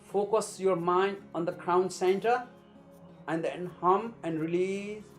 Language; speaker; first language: English; non-native, local second language; Nepali